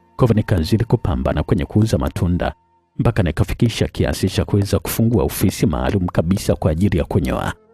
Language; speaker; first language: Swahili; native; Swahili